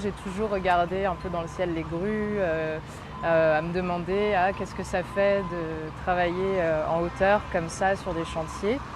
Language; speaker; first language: French; native; French